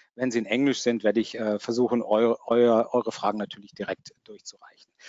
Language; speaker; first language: German; native; German